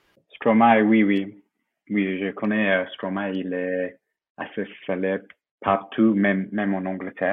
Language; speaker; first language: French; non-native, fluent; English